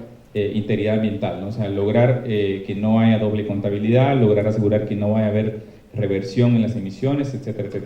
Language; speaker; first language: Spanish; native; Spanish